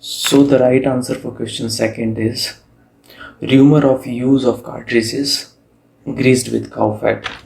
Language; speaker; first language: English; non-native, local second language; Hindi